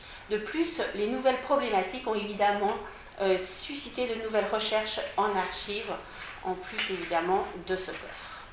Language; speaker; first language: French; native; French